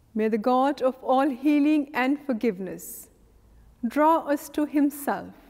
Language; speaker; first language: English; non-native, local second language; Punjabi